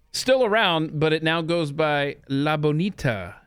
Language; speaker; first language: English; native; English